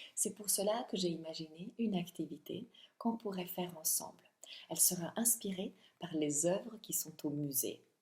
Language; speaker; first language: French; non-native, fluent; Italian